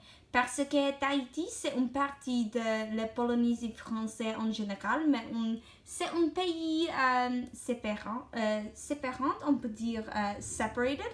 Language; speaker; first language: French; non-native, learner; English